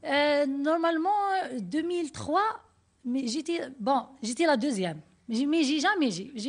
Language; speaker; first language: French; non-native, learner; Arabic